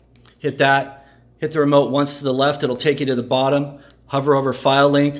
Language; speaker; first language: English; native; English